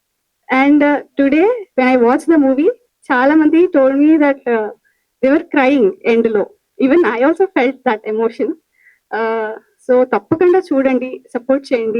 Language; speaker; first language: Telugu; non-native, learner; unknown